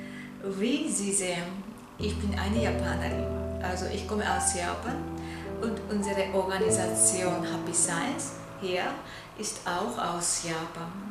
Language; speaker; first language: German; non-native, fluent; Japanese